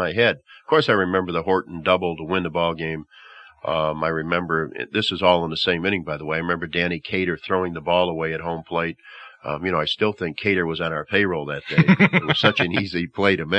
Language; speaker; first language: English; native; English